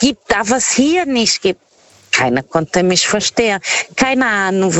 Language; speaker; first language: German; non-native, fluent; Portuguese